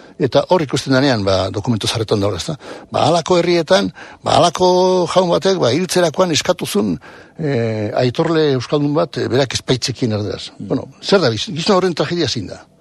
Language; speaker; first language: Basque; non-native, local second language; Spanish